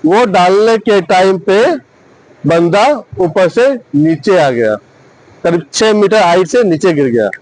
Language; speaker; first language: Hindi; non-native, local second language; Bangla